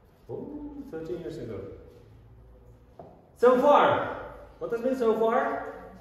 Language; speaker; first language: English; non-native, fluent; Kazakh